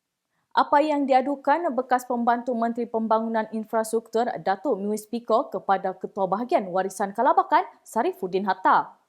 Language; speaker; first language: Malay; native; Malay